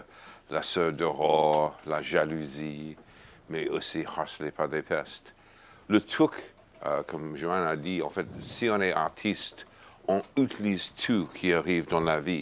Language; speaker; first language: French; non-native, fluent; English